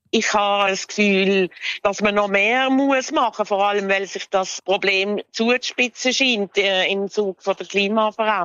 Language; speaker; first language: German; native; German